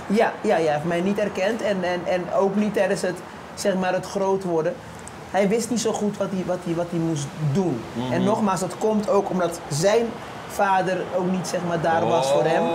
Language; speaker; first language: Dutch; early bilingual, other home language; Papiamento